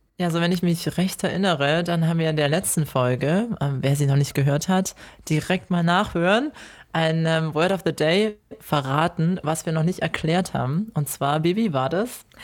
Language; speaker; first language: German; native; German